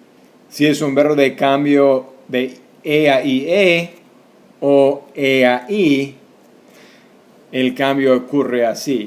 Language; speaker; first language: Spanish; non-native, fluent; English